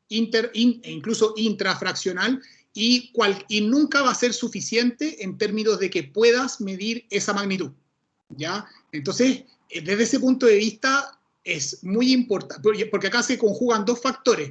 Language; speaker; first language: Spanish; native; Spanish